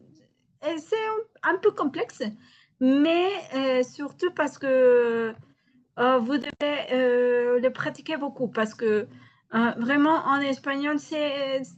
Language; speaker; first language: French; non-native, learner; Spanish